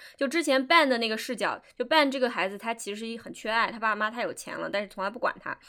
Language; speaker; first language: Chinese; native; Chinese